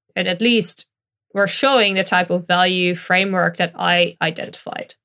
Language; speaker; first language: English; non-native, fluent; Dutch